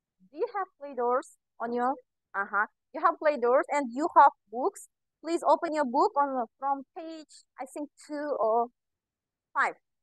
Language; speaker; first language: English; non-native, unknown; Kazakh